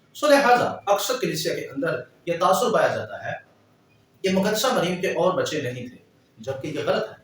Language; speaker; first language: Urdu; non-native, local second language; Punjabi